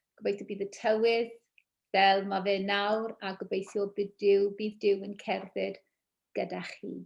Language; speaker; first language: Welsh; non-native, local second language; English